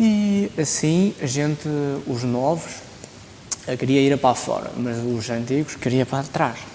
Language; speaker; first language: Portuguese; early bilingual, other home language; Chinese